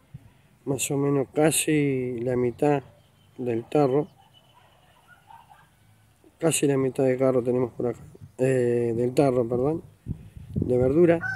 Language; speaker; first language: Spanish; native; Spanish